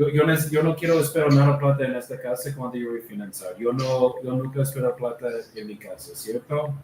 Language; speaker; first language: Spanish; non-native, learner; English